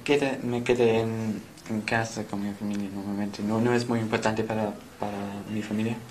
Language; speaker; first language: Spanish; non-native, learner; English